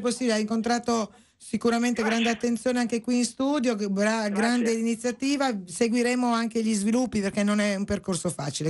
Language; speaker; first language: Italian; native; Italian